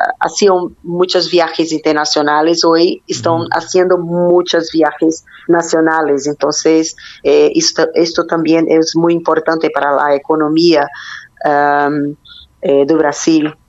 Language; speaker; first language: Spanish; non-native, learner; Portuguese